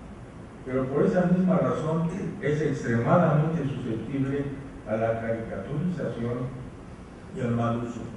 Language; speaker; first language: Spanish; native; Spanish